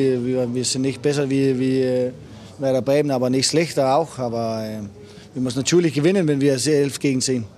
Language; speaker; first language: German; non-native, learner; Danish